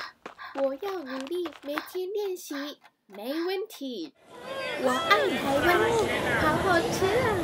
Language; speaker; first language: Chinese; non-native, learner; Japanese